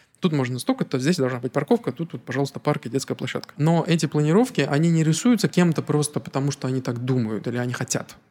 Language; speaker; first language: Russian; native; Russian